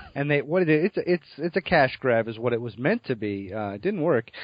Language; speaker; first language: English; native; English